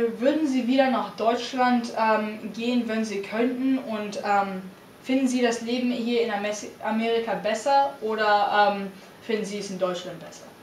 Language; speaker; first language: German; non-native, fluent; English